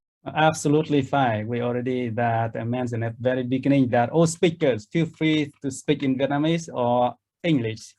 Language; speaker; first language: English; non-native, fluent; Vietnamese